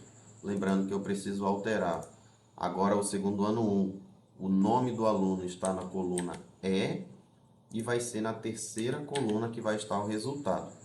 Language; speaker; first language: Portuguese; native; Portuguese